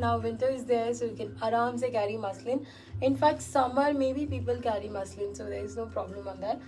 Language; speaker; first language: English; non-native, local second language; Hindi